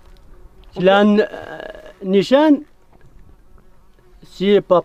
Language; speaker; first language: French; non-native, learner; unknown